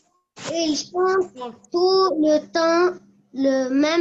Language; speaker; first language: French; non-native, local second language; Arabic